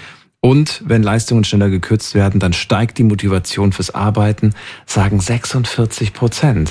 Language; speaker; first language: German; native; German